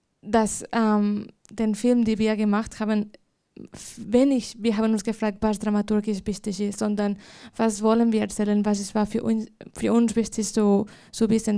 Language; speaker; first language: German; non-native, fluent; Spanish